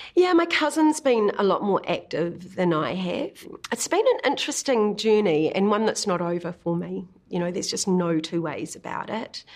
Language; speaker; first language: English; native; English